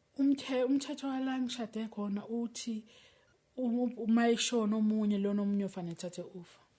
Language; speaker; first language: Zulu; native; Zulu